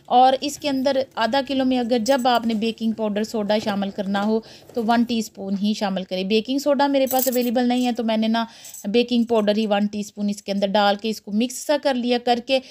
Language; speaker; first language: Urdu; non-native, local second language; Punjabi